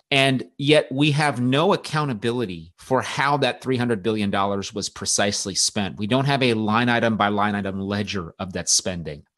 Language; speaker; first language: English; native; English